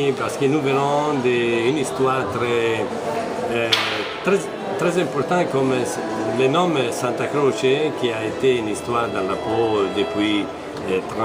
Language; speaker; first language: French; non-native, fluent; Italian